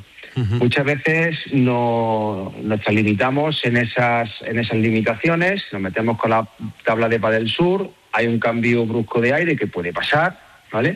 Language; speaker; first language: Spanish; native; Spanish